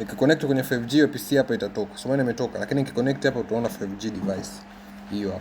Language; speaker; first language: Swahili; native; Swahili